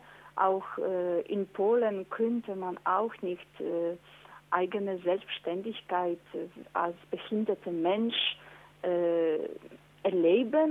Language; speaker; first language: German; non-native, fluent; Polish